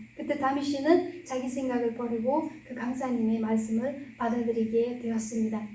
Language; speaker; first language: Korean; non-native, fluent; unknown